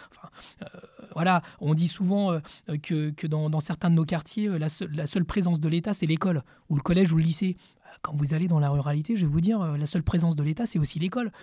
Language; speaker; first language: French; early bilingual, other home language; Spanish